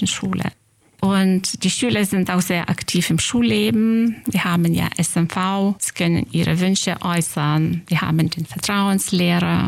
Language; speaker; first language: German; non-native, fluent; Lithuanian